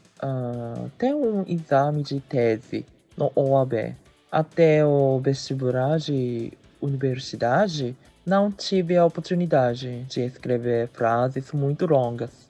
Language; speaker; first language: Portuguese; early bilingual, heritage; Japanese